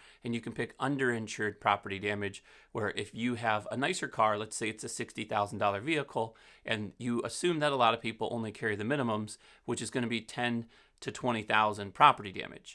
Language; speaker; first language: English; native; English